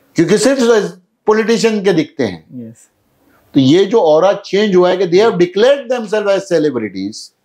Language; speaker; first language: Hindi; non-native, local second language; Urdu